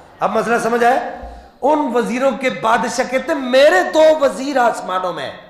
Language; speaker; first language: Urdu; non-native, local second language; Punjabi